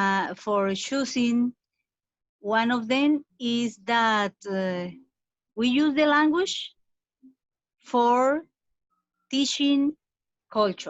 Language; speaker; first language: English; non-native, fluent; Spanish